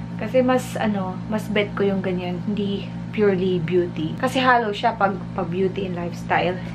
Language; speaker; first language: Filipino; native; Filipino